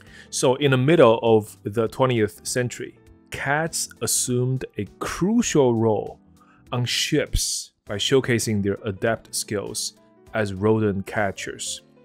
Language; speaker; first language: English; non-native, fluent; Chinese